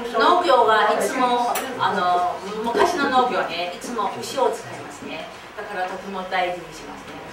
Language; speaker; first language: Japanese; non-native, fluent; Chinese